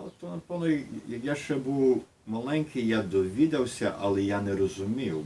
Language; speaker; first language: Ukrainian; early bilingual, heritage; Ukrainian